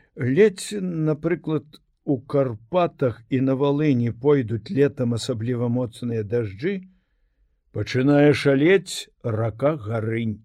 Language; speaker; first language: Belarusian; native; Belarusian